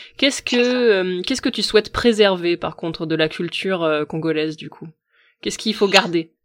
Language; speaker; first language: French; native; French